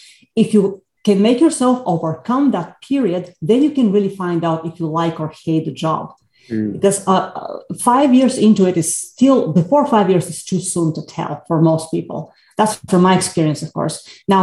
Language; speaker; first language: English; non-native, fluent; Bulgarian